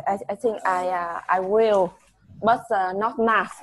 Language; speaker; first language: English; non-native, learner; Vietnamese